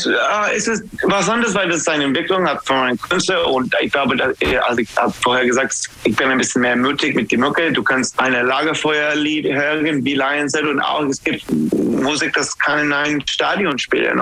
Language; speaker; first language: German; non-native, fluent; English